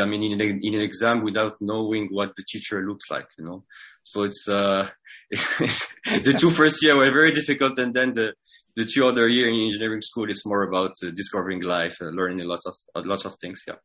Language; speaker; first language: English; non-native, fluent; French